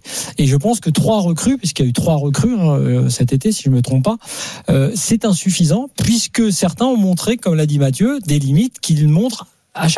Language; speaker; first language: French; native; French